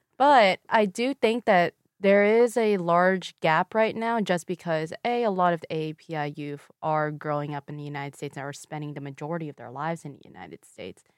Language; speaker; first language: English; early bilingual, other home language; Vietnamese